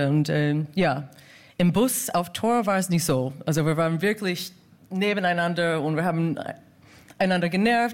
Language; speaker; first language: German; non-native, fluent; English